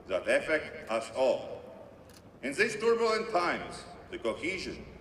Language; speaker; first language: English; non-native, fluent; Latvian